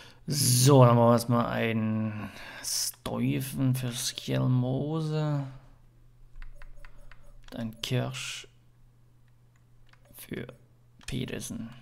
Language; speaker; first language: German; native; German